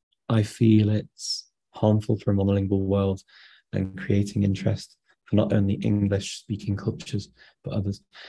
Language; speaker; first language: English; native; English